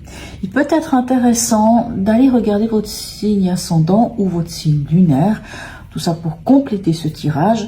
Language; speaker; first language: French; native; French